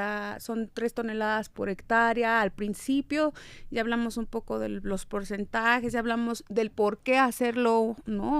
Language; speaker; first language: Spanish; native; Spanish